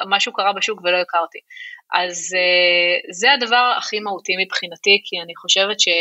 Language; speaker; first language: Hebrew; native; Hebrew